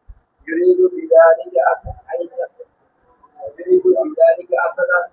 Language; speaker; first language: Arabic; non-native, learner; Bangla